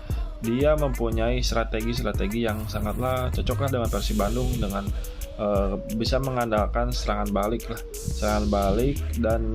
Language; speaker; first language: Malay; non-native, local second language; Sundanese